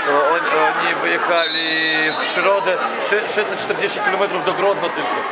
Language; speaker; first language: Polish; non-native, learner; Russian